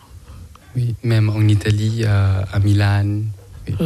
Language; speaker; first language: French; non-native, learner; Thai